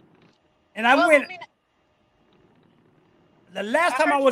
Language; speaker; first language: English; native; English